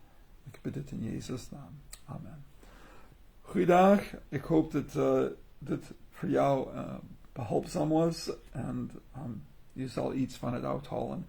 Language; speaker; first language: Dutch; non-native, learner; English